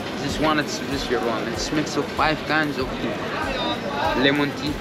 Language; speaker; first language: English; non-native, learner; Arabic